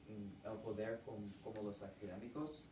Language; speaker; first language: Spanish; non-native, learner; English